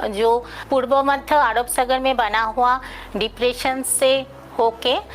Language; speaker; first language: Hindi; non-native, local second language; Bangla